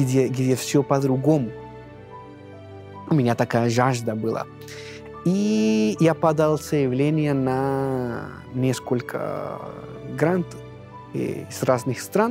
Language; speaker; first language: Russian; non-native, fluent; Spanish